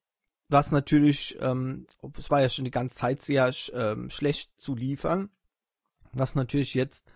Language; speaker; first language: German; native; German